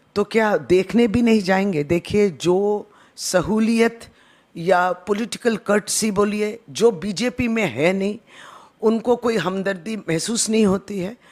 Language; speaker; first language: Hindi; non-native, local second language; Bangla